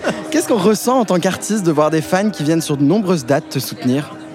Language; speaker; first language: French; native; French